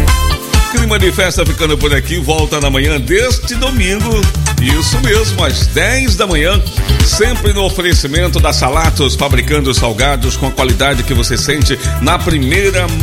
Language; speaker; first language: Portuguese; native; Portuguese